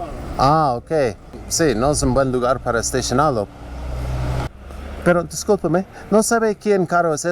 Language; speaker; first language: Spanish; non-native, learner; English